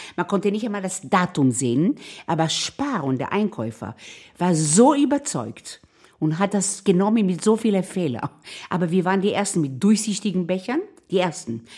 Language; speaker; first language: German; non-native, fluent; Hebrew